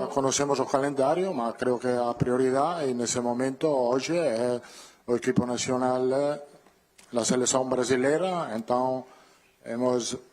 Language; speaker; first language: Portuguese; non-native, learner; Italian